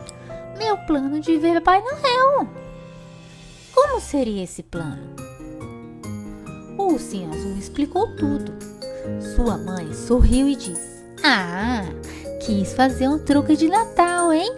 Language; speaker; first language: Portuguese; native; Portuguese